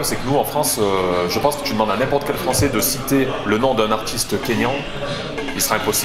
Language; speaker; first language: French; native; French